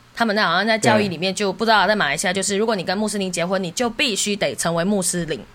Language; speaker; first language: Chinese; native; Chinese